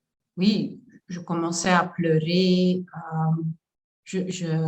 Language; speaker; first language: French; non-native, learner; Dutch